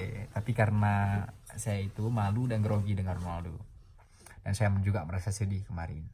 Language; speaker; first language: Indonesian; non-native, local second language; Achinese